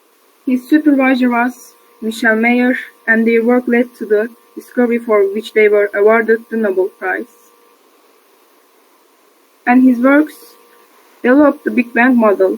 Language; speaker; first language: English; non-native, learner; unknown